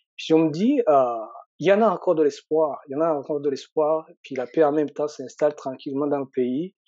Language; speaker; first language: French; non-native, local second language; Rundi